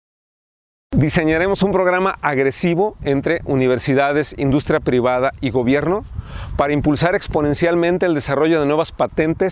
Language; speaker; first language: Spanish; native; Spanish